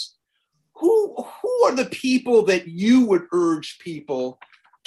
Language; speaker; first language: English; native; English